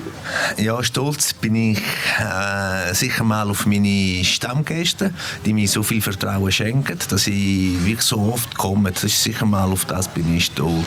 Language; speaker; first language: German; non-native, fluent; Italian